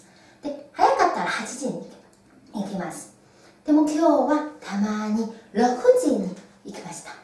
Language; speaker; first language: Japanese; non-native, fluent; Chinese